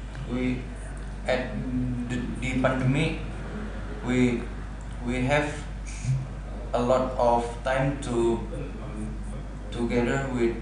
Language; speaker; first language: English; non-native, learner; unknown